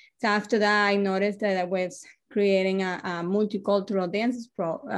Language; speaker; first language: English; non-native, learner; Spanish